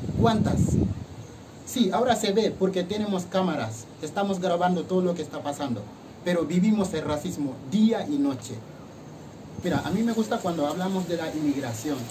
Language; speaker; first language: Spanish; non-native, fluent; Wolof